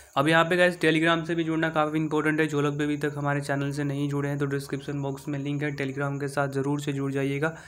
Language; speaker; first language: Hindi; native; Hindi